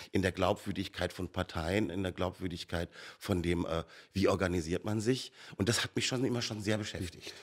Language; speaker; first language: German; native; German